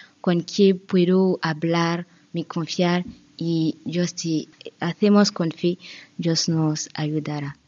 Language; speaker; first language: Spanish; non-native, learner; French